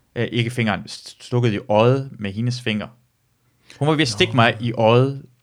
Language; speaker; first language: Danish; early bilingual, other home language; Persian